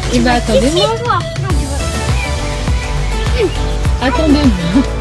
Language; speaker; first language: French; native; French